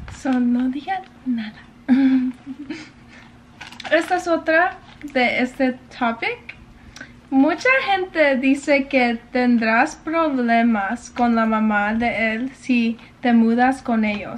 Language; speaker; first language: Spanish; early bilingual, heritage; English